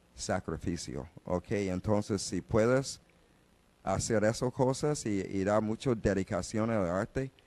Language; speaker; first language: Spanish; non-native, learner; English